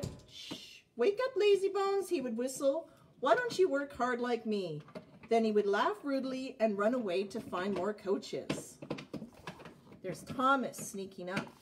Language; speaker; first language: English; native; English